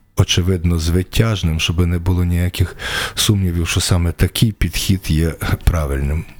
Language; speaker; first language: Ukrainian; native; Ukrainian